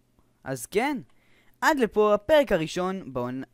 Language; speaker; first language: Hebrew; native; Hebrew